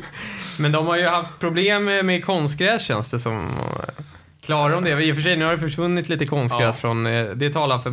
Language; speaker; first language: Swedish; native; Swedish